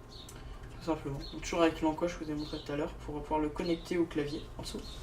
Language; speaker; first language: French; native; French